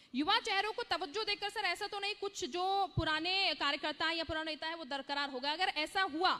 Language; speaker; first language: Hindi; native; Hindi